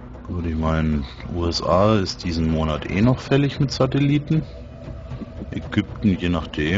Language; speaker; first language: German; native; German